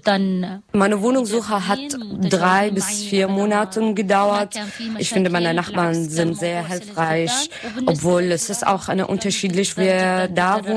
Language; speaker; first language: German; non-native, learner; Arabic